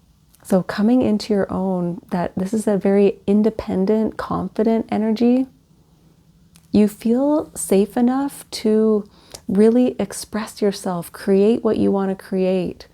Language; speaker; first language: English; native; English